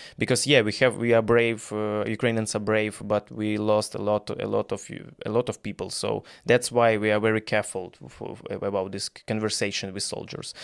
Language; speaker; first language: English; non-native, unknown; Ukrainian